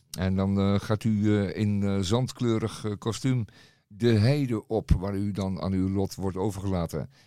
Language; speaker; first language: Dutch; native; Dutch